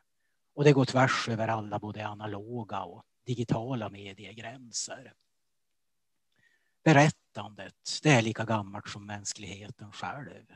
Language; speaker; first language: Swedish; native; Swedish